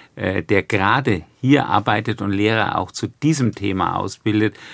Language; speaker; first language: German; native; German